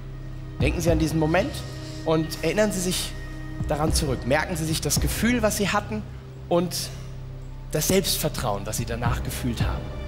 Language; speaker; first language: German; native; German